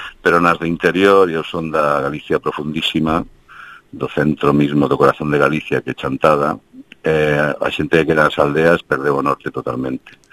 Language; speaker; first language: Galician; early bilingual, heritage; Galician